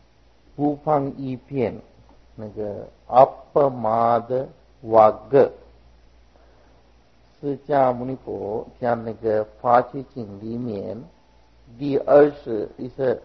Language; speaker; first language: Chinese; non-native, fluent; Sinhala